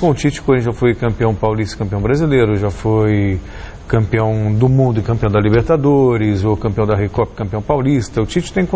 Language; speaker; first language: Portuguese; native; Portuguese